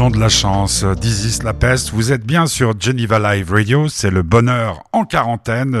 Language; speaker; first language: French; native; French